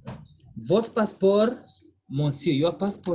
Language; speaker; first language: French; non-native, fluent; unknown